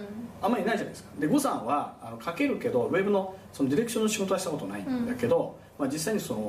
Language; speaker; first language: Japanese; native; Japanese